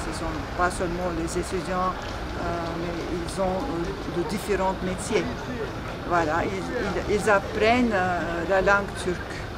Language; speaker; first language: French; non-native, fluent; Turkish